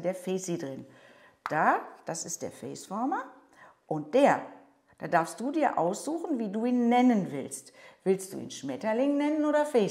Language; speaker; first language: German; native; German